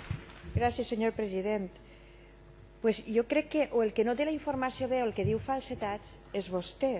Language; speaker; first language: Catalan; native; Catalan